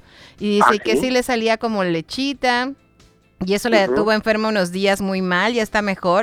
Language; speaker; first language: Spanish; native; Spanish